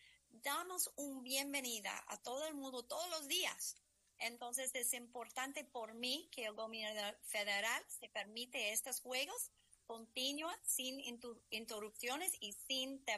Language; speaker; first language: Spanish; non-native, fluent; English